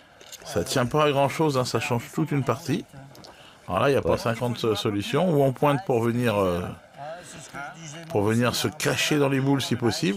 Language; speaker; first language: French; native; French